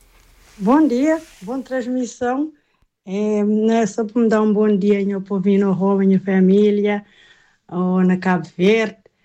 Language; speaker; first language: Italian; non-native, learner; Kabuverdianu